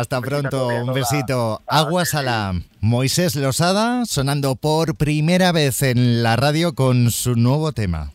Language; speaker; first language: Spanish; native; Spanish